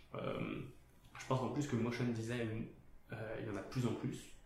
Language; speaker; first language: French; native; French